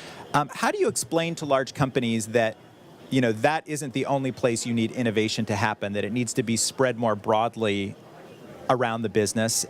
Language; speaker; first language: English; native; English